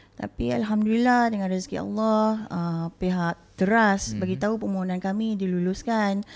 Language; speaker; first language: Malay; native; Malay